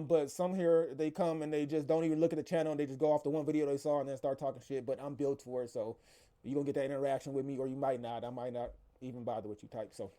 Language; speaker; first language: English; native; English